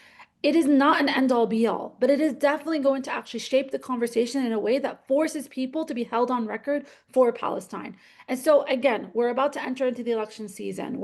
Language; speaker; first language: English; native; English